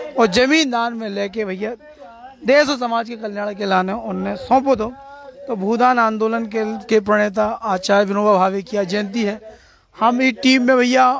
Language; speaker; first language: Hindi; native; Hindi